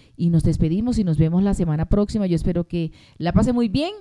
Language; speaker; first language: Spanish; native; Spanish